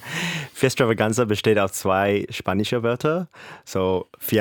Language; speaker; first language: German; non-native, fluent; English